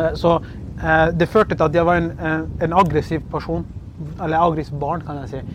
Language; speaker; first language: Norwegian; early bilingual, other home language; Kurdish